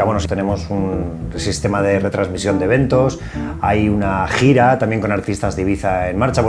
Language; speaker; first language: Spanish; native; Spanish